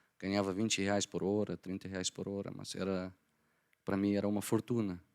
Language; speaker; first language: Portuguese; non-native, fluent; Arabic